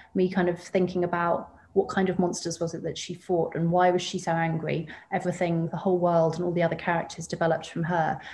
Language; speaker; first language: English; native; English